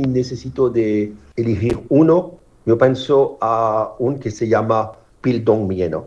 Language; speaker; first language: Spanish; non-native, fluent; French